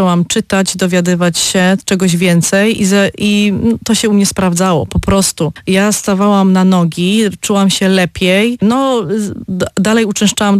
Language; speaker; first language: Polish; native; Polish